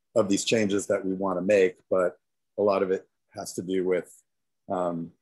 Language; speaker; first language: English; native; English